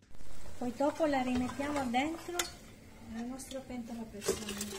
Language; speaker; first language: Italian; non-native, learner; Filipino